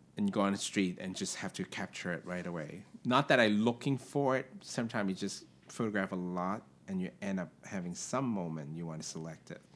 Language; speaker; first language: English; non-native, local second language; Cantonese